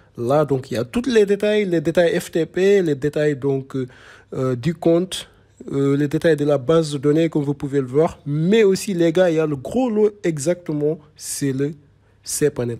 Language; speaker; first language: French; non-native, local second language; Wolof